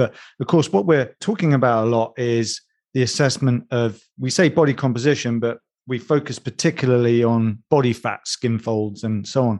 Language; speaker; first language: English; native; English